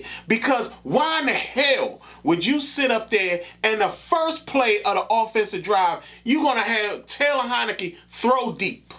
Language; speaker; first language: English; native; English